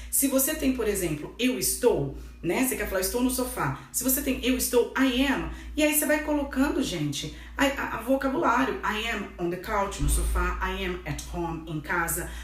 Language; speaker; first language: Portuguese; native; Portuguese